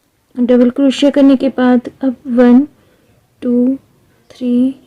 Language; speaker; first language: Hindi; native; Hindi